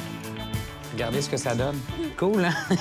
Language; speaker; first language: French; native; French